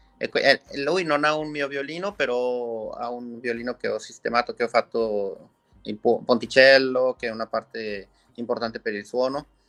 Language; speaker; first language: Italian; non-native, fluent; Spanish